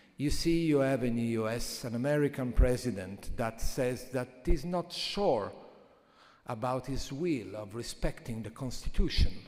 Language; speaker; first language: English; non-native, fluent; Italian